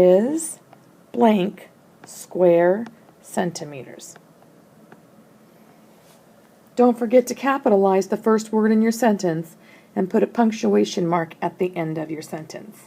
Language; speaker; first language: English; native; English